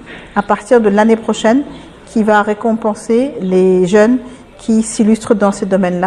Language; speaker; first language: French; non-native, local second language; Wolof